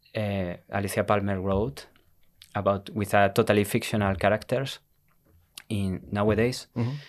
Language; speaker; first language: English; non-native, fluent; Spanish